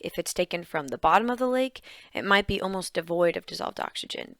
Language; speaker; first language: English; native; English